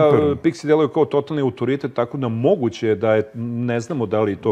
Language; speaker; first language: Serbian; native; Serbian